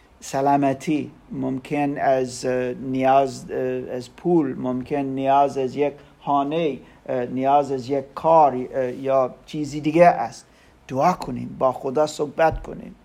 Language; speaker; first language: Persian; non-native, learner; German